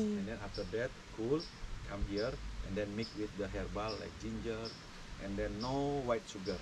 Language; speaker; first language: English; non-native, learner; Indonesian